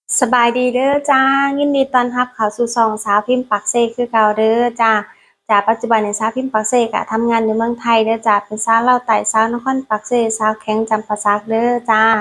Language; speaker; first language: Thai; non-native, learner; Lao